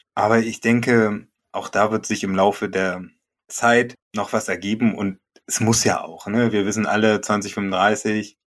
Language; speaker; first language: German; native; German